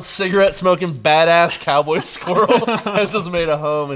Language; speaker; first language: English; native; English